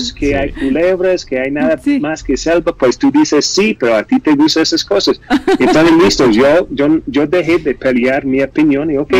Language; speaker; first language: Spanish; non-native, fluent; English